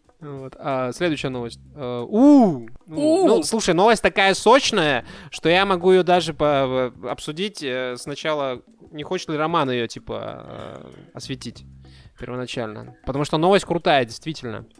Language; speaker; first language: Russian; native; Russian